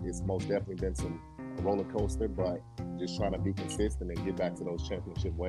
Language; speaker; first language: English; native; English